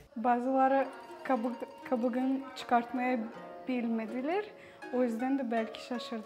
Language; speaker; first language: Turkish; non-native, learner; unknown